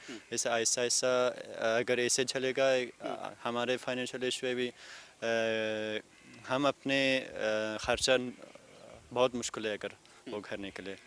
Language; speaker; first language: Hindi; non-native, learner; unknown